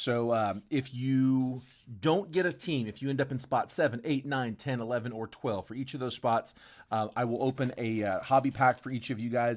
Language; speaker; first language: English; native; English